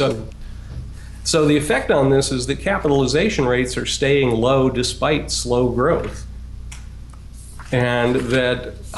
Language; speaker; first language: English; native; English